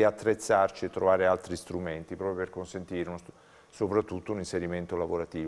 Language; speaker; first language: Italian; native; Italian